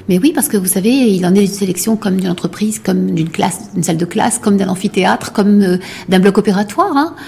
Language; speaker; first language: French; non-native, local second language; Arabic